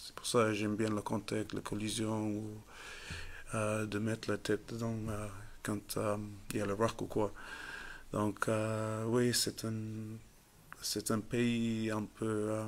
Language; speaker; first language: French; non-native, fluent; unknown